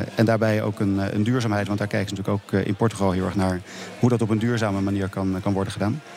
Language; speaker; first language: Dutch; native; Dutch